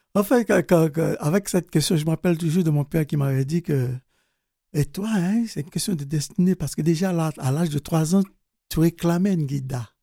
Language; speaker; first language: French; non-native, local second language; Haitian Creole